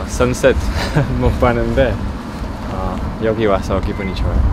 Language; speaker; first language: Korean; non-native, learner; English